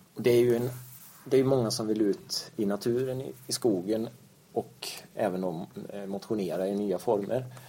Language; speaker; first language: Swedish; native; Swedish